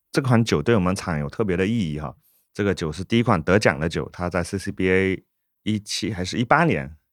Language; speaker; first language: Chinese; native; Chinese